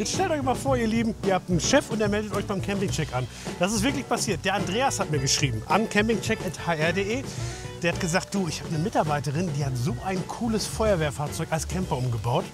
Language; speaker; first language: German; native; German